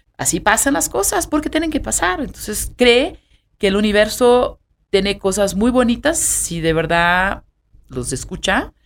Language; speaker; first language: Spanish; non-native, fluent; Portuguese